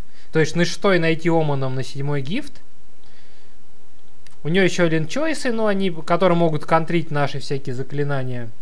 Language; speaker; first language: Russian; native; Russian